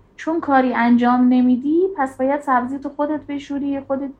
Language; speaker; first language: Persian; native; Persian